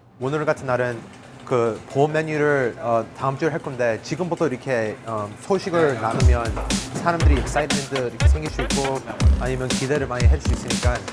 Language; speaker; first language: Korean; early bilingual, heritage; English